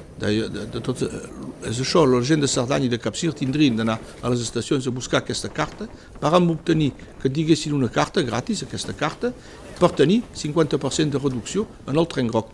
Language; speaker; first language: Catalan; early bilingual, heritage; Catalan